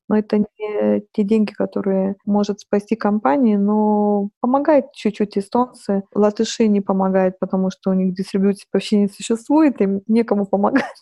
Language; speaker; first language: Russian; non-native, fluent; Lithuanian